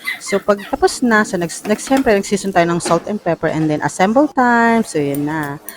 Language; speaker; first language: Filipino; native; Filipino